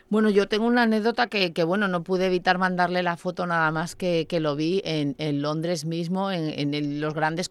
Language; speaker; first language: Spanish; native; Spanish